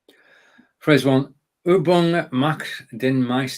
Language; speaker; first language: German; non-native, learner; English